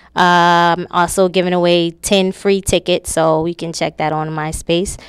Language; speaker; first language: English; native; English